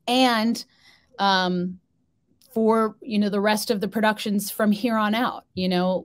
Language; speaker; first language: English; native; English